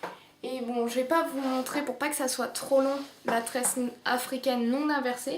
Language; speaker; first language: French; native; French